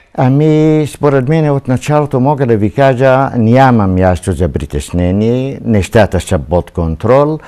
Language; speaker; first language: Bulgarian; non-native, fluent; Arabic